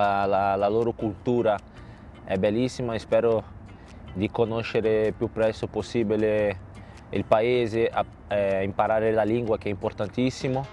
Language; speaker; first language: Italian; non-native, fluent; Portuguese